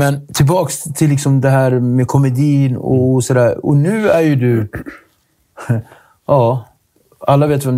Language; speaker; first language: Swedish; native; Swedish